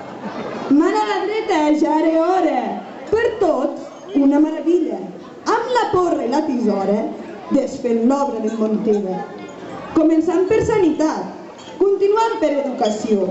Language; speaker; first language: Catalan; native; Catalan